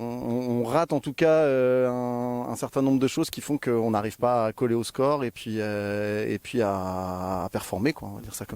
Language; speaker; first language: French; native; French